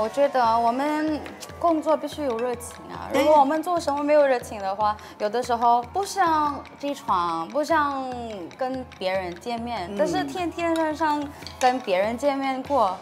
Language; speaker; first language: Chinese; non-native, fluent; Malay